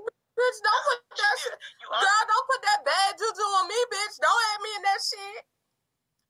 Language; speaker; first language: English; native; English